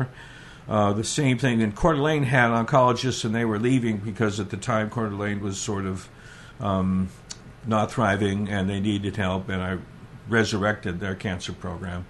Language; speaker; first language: English; native; English